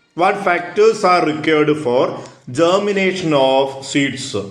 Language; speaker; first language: English; non-native, local second language; Malayalam